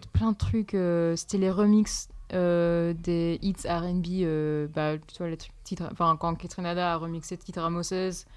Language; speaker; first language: French; native; French